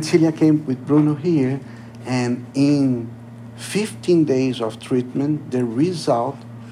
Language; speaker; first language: English; non-native, learner; Portuguese